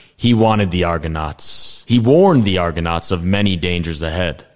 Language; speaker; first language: English; native; English